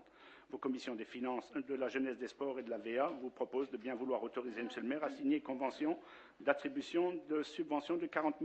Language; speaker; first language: French; native; French